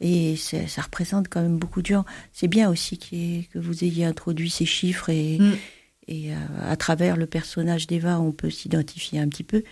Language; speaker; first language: French; native; French